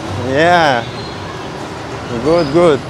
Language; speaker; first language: English; non-native, learner; Russian